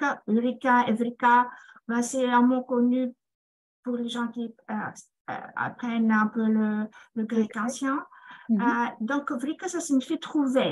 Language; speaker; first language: French; non-native, fluent; Greek